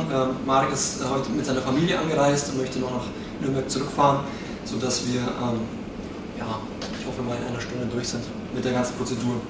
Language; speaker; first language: German; native; German